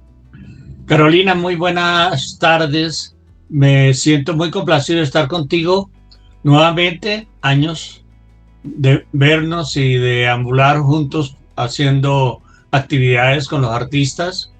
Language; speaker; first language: Spanish; native; Spanish